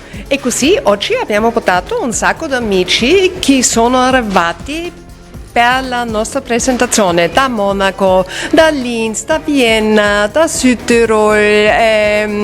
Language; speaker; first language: Italian; non-native, fluent; German